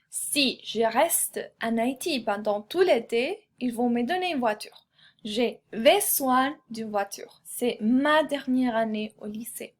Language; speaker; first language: French; non-native, fluent; Spanish